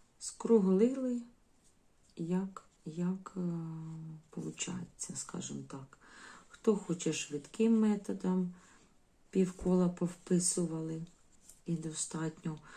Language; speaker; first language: Ukrainian; non-native, local second language; Russian